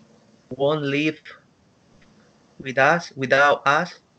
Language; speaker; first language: English; non-native, learner; Spanish